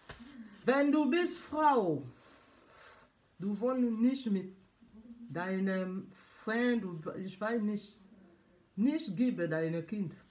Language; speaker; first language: German; non-native, learner; French